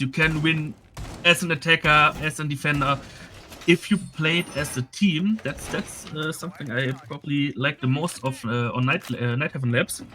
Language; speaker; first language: English; non-native, fluent; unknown